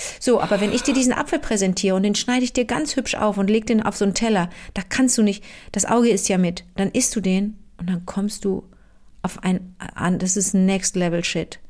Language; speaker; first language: German; native; German